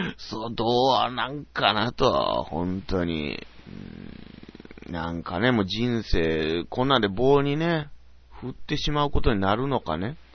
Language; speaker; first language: Japanese; native; Japanese